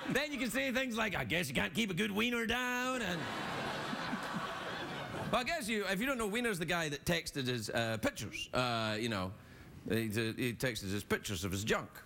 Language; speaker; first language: English; native; English